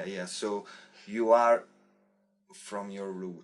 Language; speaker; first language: English; non-native, learner; Italian